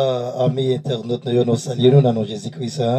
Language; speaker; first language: French; non-native, local second language; Haitian Creole